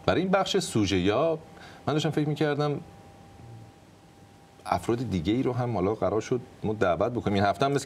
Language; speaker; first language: Persian; native; Persian